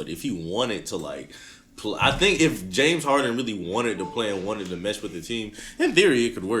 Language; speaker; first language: English; native; English